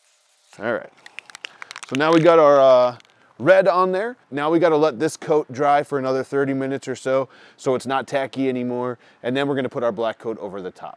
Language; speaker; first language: English; native; English